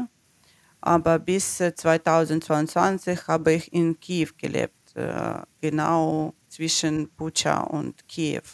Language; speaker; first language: German; non-native, learner; Ukrainian